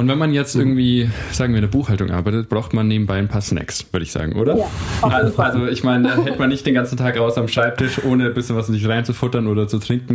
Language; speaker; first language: German; native; German